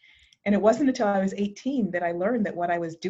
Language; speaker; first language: English; native; English